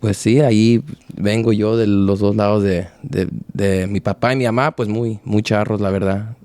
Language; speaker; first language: Spanish; early bilingual, heritage; Spanish